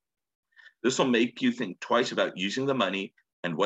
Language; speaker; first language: English; native; English